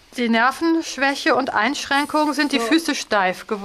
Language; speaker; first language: German; native; German